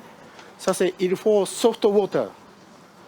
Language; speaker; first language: French; non-native, learner; Japanese